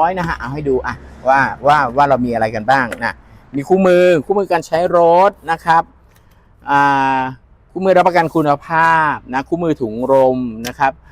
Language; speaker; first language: Thai; native; Thai